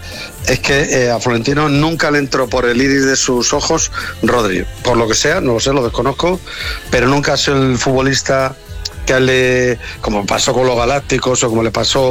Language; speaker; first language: Spanish; native; Spanish